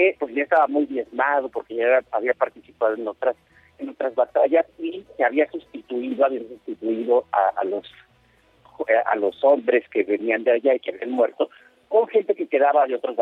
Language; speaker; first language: Spanish; native; Spanish